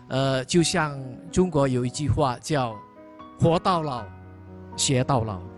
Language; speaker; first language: Chinese; non-native, fluent; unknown